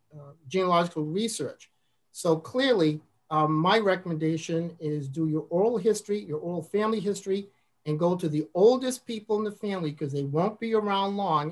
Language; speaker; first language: English; native; English